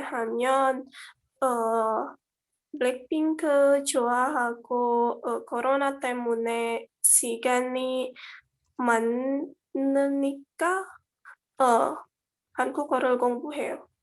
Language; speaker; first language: Korean; non-native, learner; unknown